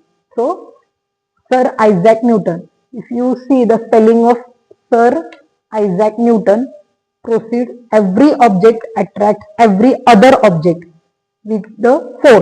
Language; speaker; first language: English; non-native, local second language; Marathi